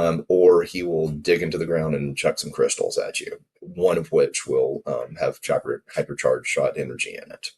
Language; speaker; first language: English; native; English